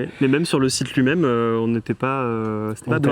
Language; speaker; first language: French; native; French